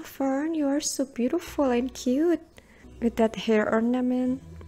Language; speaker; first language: English; non-native, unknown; Indonesian